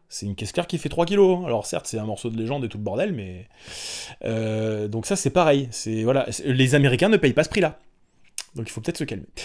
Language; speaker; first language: French; native; French